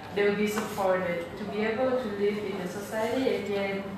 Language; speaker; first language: English; non-native, fluent; Thai